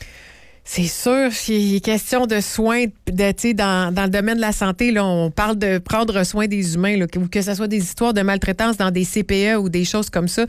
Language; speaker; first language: French; native; French